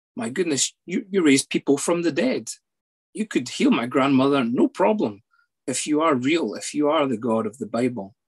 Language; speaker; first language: English; native; English